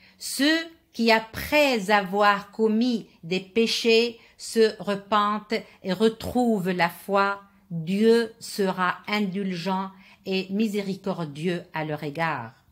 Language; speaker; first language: French; non-native, local second language; Arabic